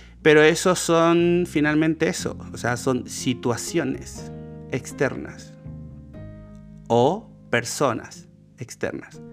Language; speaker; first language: Spanish; native; Spanish